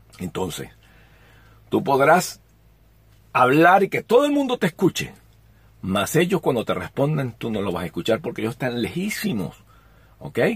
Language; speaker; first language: Spanish; native; Spanish